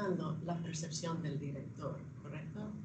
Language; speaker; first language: Spanish; non-native, fluent; English